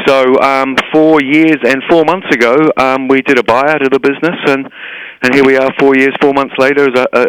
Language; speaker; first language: English; native; English